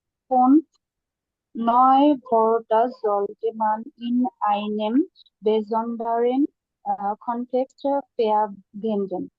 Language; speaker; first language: German; non-native, learner; Bangla